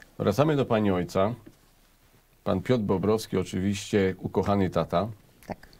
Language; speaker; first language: Polish; native; Polish